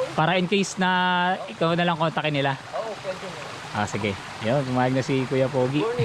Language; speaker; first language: Filipino; native; Filipino